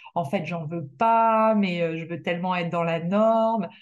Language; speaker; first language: French; native; French